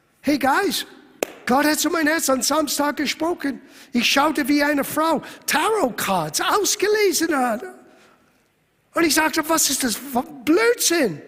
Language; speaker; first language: German; non-native, fluent; English